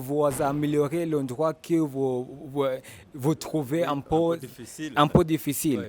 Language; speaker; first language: French; non-native, learner; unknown